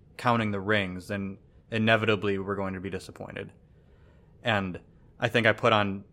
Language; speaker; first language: English; native; English